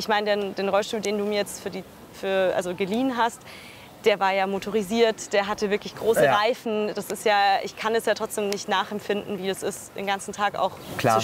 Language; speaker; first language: German; native; German